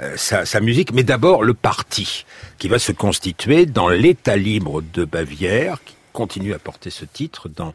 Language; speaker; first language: French; native; French